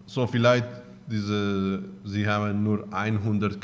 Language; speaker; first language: German; non-native, learner; Spanish